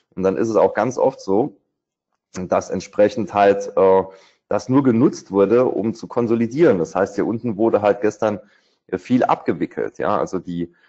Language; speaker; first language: German; native; German